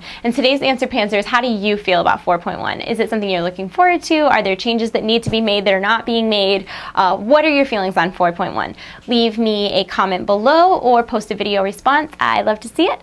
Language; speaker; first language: English; native; English